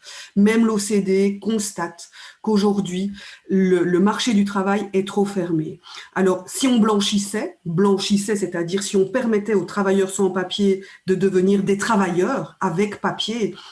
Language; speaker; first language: French; native; French